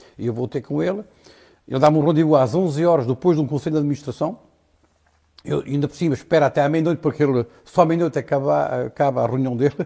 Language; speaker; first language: Portuguese; native; Portuguese